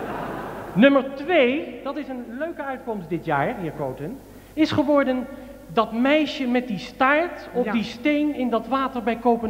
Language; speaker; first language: Dutch; native; Dutch